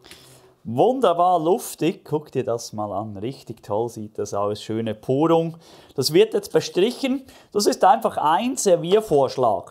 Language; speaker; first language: German; native; German